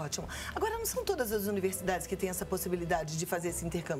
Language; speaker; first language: Portuguese; native; Portuguese